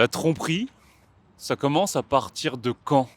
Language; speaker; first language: French; native; French